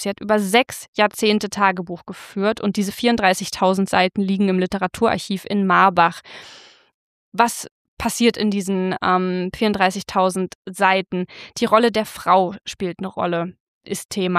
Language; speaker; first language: German; native; German